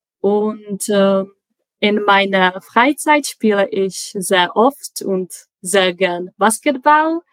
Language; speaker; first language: German; non-native, learner; Czech